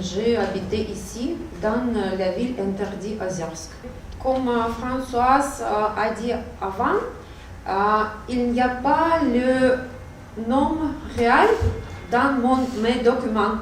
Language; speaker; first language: French; non-native, learner; Russian